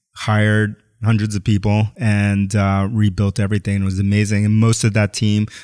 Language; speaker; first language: English; native; English